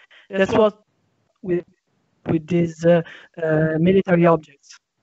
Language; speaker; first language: English; non-native, fluent; Italian